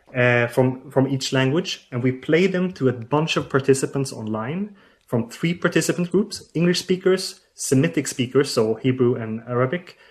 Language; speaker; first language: English; non-native, fluent; Swedish